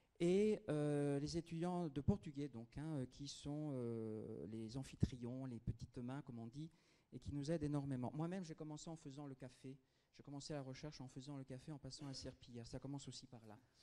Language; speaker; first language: French; native; French